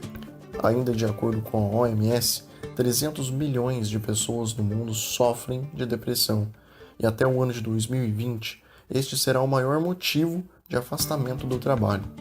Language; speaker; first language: Portuguese; native; Portuguese